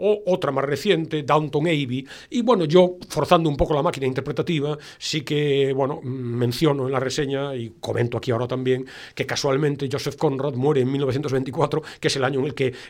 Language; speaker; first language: Spanish; native; Spanish